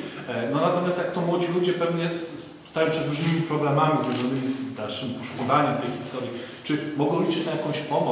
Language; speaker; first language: Polish; native; Polish